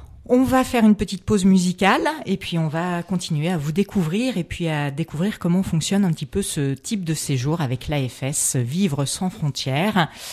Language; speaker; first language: French; native; French